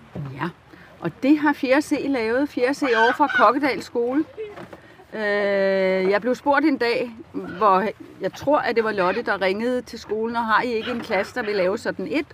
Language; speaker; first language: Danish; native; Danish